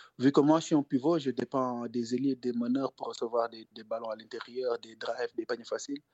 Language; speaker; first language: French; non-native, local second language; Wolof